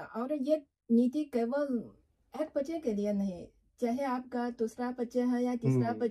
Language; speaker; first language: Hindi; non-native, learner; Chinese